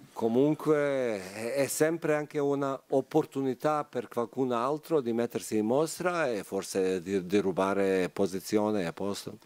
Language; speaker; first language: Italian; non-native, fluent; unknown